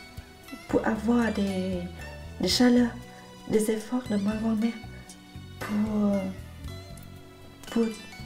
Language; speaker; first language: French; non-native, learner; Vietnamese